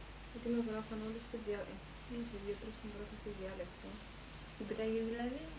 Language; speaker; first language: Greek; early bilingual, heritage; Greek